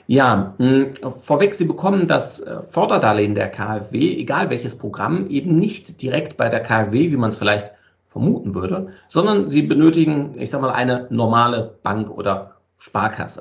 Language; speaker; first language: German; native; German